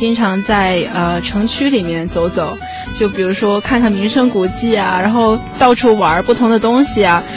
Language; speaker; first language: Chinese; non-native, local second language; Cantonese